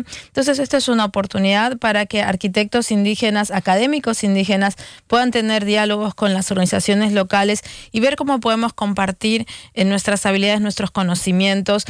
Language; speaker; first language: Spanish; native; Spanish